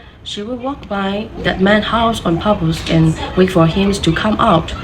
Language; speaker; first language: English; non-native, learner; Burmese